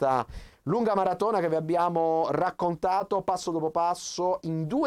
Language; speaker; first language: Italian; native; Italian